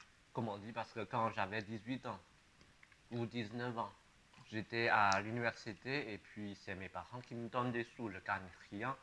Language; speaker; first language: French; non-native, fluent; Chinese